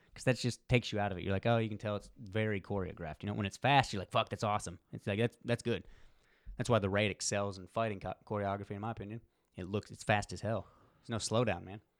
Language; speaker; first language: English; early bilingual, other home language; Polish